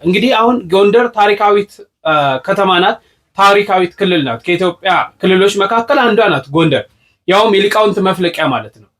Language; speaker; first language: Amharic; native; Amharic